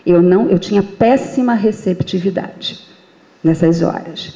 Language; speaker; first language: Portuguese; native; Portuguese